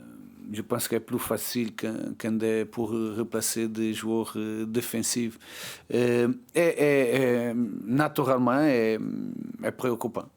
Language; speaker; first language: French; non-native, learner; Portuguese